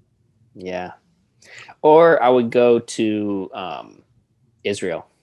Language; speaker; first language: English; native; English